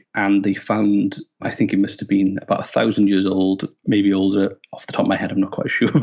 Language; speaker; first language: English; native; English